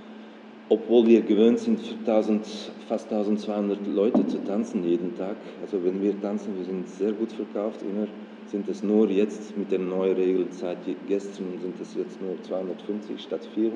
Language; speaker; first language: German; non-native, fluent; Dutch